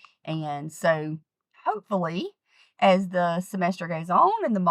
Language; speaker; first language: English; native; English